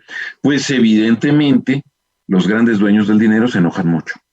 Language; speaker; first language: Spanish; native; Spanish